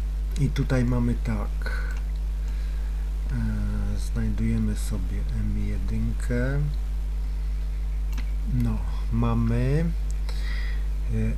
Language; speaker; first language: Polish; native; Polish